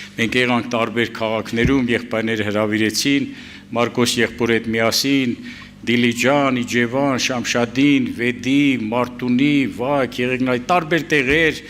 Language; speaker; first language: Armenian; native; Armenian